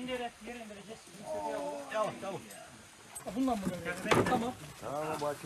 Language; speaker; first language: Turkish; native; Turkish